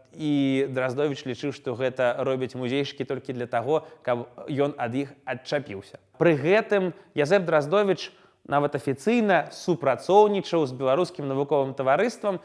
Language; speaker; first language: Belarusian; non-native, local second language; Russian